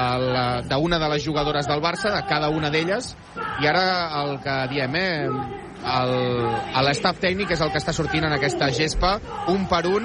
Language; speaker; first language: Catalan; native; Catalan